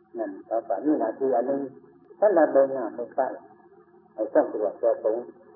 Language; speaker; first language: Thai; native; Thai